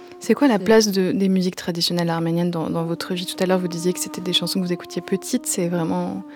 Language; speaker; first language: French; native; French